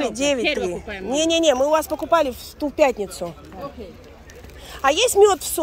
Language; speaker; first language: Russian; native; Russian